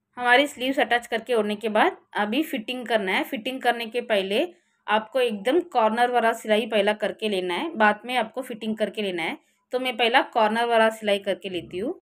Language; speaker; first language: Hindi; non-native, local second language; Marathi